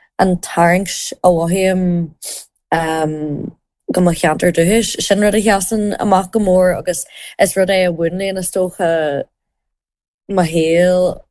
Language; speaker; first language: Irish; native; Irish